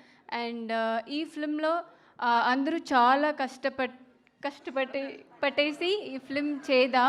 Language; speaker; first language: Telugu; non-native, learner; Tamil